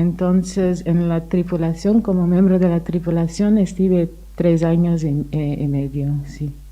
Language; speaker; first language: Spanish; non-native, fluent; Portuguese